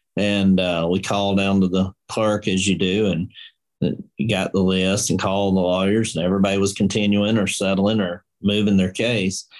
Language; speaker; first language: English; native; English